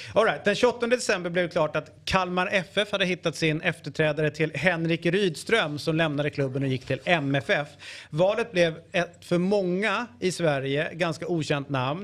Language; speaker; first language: Swedish; native; Swedish